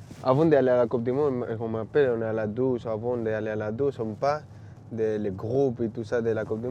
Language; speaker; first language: French; non-native, learner; Spanish